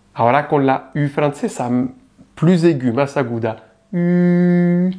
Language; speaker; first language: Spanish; non-native, fluent; French